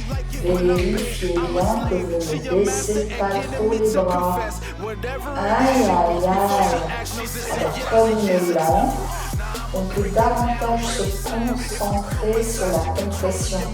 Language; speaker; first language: French; native; French